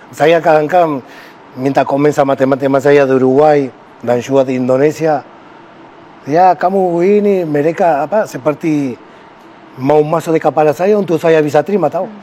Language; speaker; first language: Indonesian; non-native, fluent; Spanish